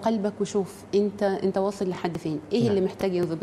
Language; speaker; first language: Arabic; native; Arabic